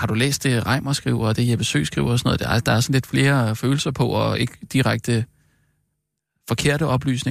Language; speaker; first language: Danish; native; Danish